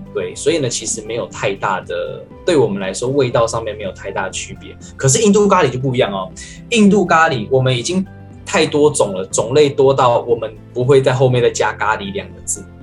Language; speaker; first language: Chinese; native; Chinese